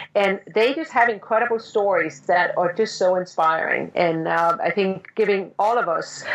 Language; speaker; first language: English; non-native, fluent; Danish